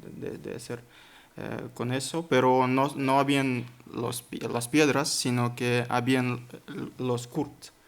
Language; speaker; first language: Spanish; non-native, learner; Kazakh